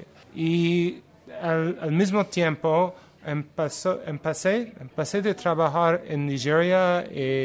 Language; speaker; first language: Spanish; non-native, learner; English